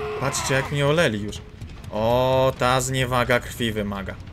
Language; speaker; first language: Polish; native; Polish